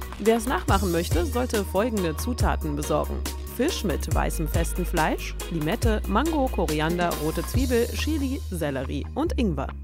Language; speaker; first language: German; native; German